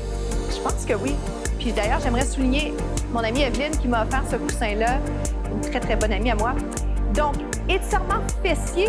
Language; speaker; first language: French; native; French